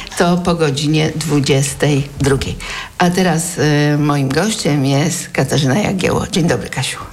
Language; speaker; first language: Polish; native; Polish